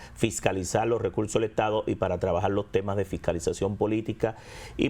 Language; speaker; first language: Spanish; native; Spanish